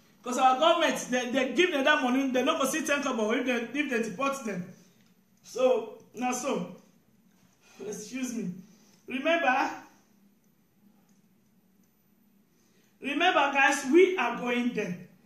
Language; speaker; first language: English; non-native, local second language; Bini